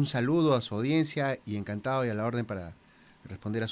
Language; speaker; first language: Spanish; native; Spanish